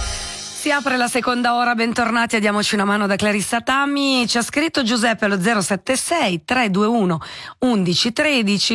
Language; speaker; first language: Italian; native; Italian